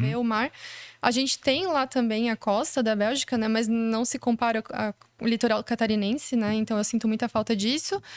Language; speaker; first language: Portuguese; native; Portuguese